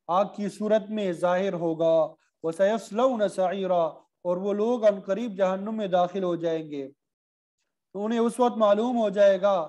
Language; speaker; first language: Urdu; native; Urdu